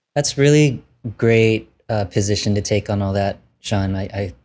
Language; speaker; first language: English; early bilingual, other home language; Vietnamese